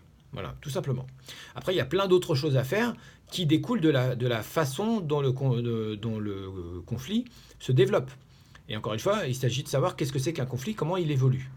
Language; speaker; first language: French; native; French